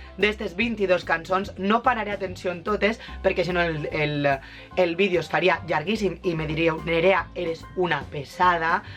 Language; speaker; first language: Catalan; native; Catalan